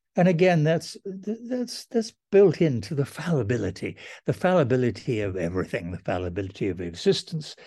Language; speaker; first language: English; native; English